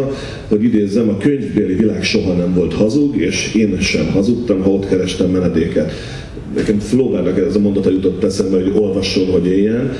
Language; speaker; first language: Hungarian; native; Hungarian